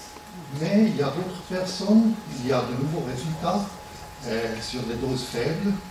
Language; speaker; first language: French; non-native, local second language; German